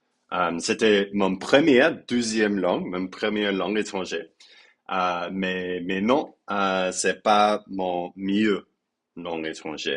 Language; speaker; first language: French; non-native, learner; English